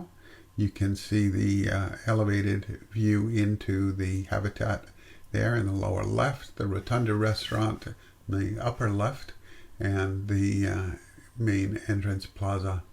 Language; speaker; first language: English; native; English